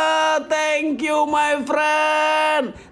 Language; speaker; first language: English; non-native, learner; Indonesian